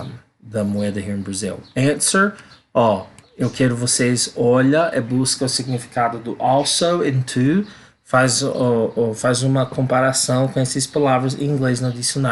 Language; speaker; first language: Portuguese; non-native, learner; English